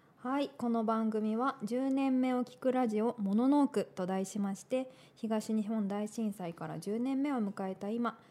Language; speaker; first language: Japanese; native; Japanese